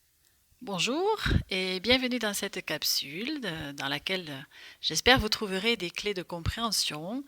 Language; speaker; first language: French; native; French